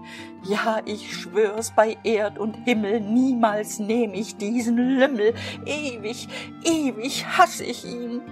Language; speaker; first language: German; native; German